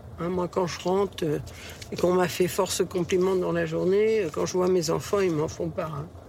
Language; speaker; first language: French; early bilingual, other home language; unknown